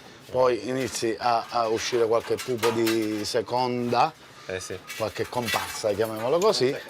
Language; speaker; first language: Italian; native; Italian